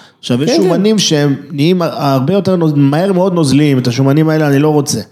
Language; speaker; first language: Hebrew; early bilingual, other home language; French